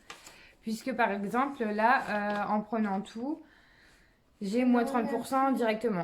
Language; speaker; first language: French; native; French